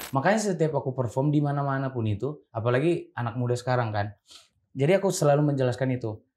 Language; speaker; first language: Indonesian; native; Indonesian